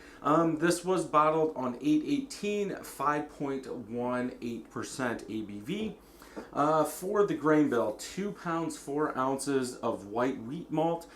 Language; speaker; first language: English; native; English